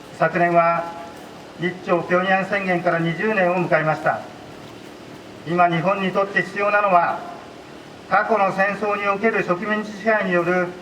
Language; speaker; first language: Japanese; native; Japanese